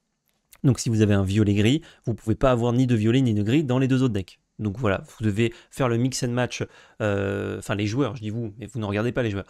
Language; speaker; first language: French; native; French